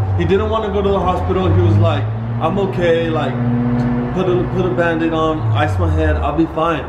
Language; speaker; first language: English; early bilingual, other home language; Spanish